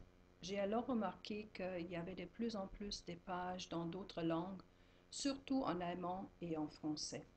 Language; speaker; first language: French; non-native, fluent; German